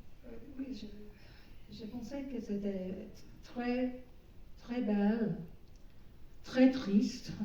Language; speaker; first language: French; non-native, learner; English